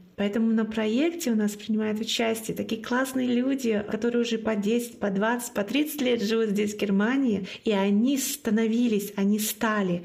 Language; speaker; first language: Russian; non-native, local second language; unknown